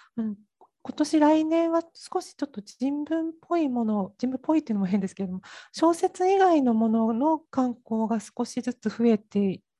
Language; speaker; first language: Japanese; native; Japanese